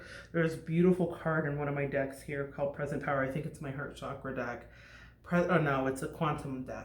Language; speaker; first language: English; native; English